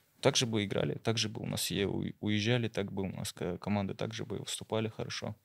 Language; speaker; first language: Russian; native; Russian